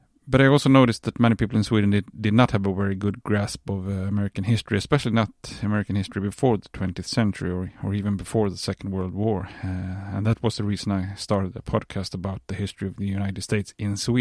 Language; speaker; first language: English; non-native, fluent; Swedish